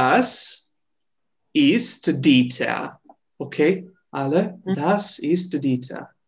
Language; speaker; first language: German; non-native, fluent; Serbian